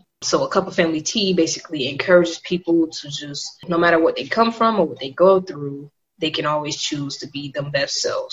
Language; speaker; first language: English; native; English